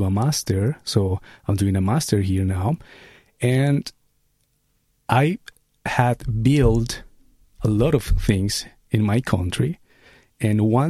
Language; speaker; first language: English; non-native, fluent; Spanish